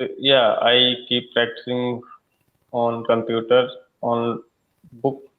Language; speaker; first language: English; non-native, learner; Hindi